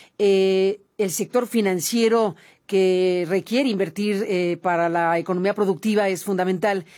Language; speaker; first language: Spanish; native; Spanish